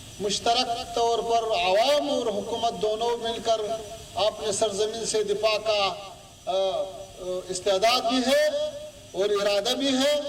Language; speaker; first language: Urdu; non-native, fluent; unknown